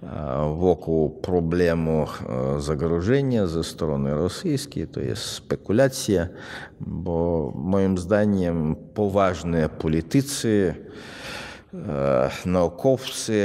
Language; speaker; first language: Polish; non-native, fluent; Russian